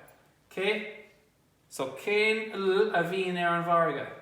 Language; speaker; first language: Irish; non-native, local second language; English